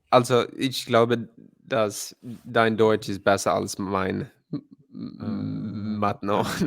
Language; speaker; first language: German; non-native, learner; English